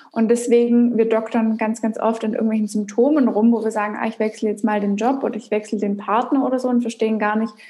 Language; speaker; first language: German; native; German